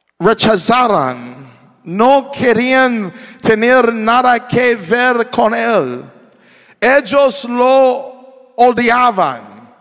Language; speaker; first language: Spanish; non-native, learner; English